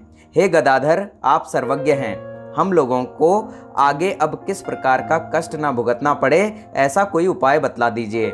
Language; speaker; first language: Hindi; native; Hindi